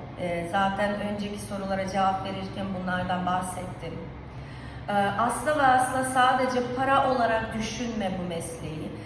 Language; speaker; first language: Turkish; non-native, fluent; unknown